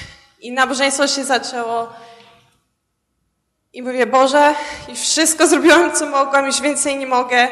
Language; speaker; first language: Polish; early bilingual, heritage; Polish